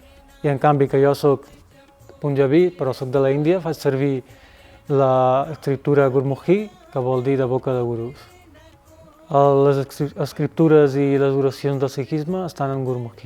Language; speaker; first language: Catalan; early bilingual, other home language; Punjabi